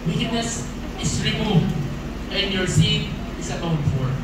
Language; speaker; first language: English; non-native, local second language; Filipino